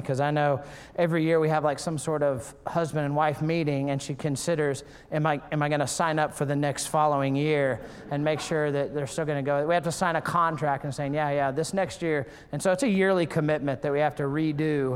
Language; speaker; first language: English; native; English